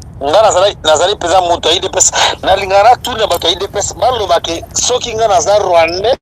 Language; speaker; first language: Lingala; non-native, local second language; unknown